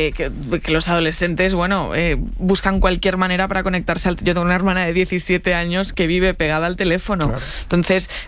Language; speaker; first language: Spanish; native; Spanish